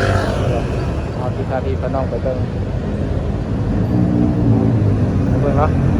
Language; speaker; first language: Thai; non-native, local second language; Lao